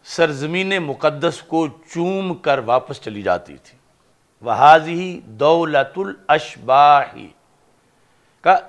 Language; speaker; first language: Urdu; non-native, local second language; Punjabi